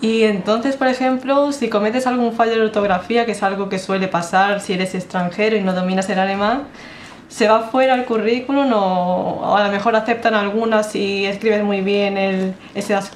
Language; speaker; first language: Spanish; native; Spanish